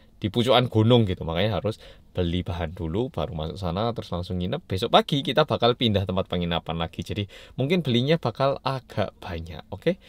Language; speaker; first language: Indonesian; early bilingual, other home language; Korean